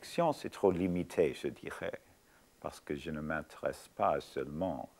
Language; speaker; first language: French; non-native, fluent; English